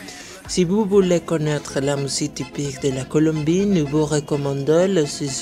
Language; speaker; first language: French; non-native, learner; Spanish